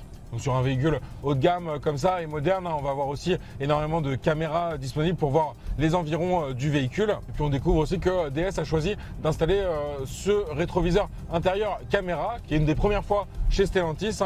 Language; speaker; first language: French; native; French